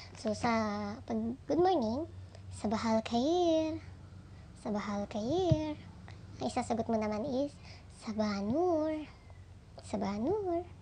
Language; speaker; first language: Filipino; native; Filipino